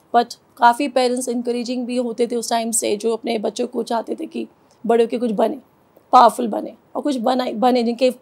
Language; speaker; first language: Hindi; native; Hindi